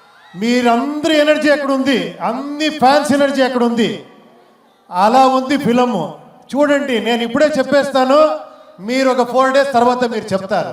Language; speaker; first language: Telugu; non-native, local second language; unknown